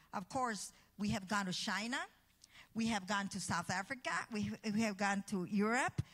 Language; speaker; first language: English; early bilingual, other home language; Spanish